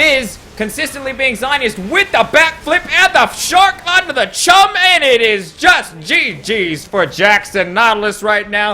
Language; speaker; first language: English; native; English